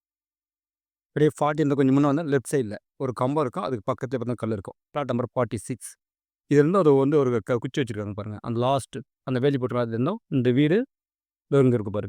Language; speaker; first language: Tamil; native; Tamil